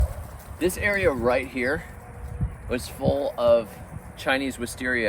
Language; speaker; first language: English; native; English